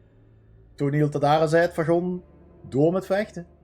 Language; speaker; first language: Dutch; native; Dutch